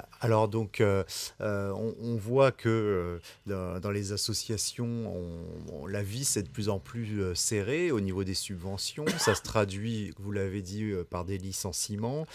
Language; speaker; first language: French; native; French